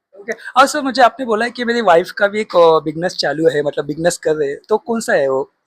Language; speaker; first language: Hindi; non-native, local second language; Marathi